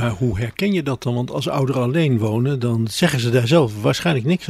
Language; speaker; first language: Dutch; native; Dutch